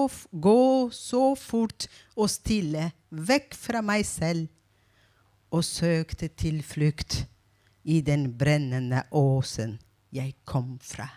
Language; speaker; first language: Norwegian; non-native, fluent; Persian